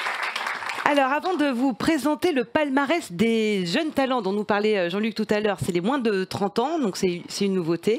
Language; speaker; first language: French; native; French